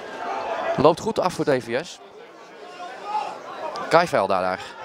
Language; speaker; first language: Dutch; native; Dutch